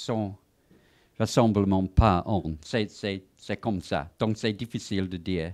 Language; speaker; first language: French; non-native, fluent; English